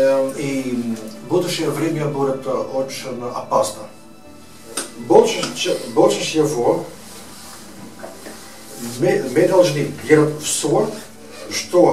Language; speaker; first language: Russian; non-native, learner; Dutch